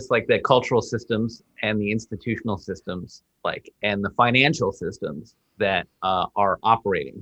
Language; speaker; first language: English; early bilingual, other home language; Spanish